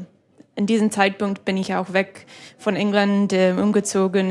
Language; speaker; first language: German; non-native, fluent; English